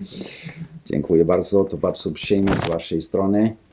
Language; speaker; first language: Polish; non-native, learner; Danish